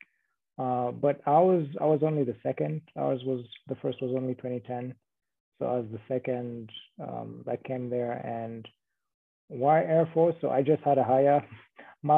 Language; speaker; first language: English; non-native, local second language; Kinyarwanda